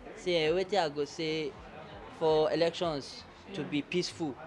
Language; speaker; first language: Nigerian Pidgin; early bilingual, other home language; Arabic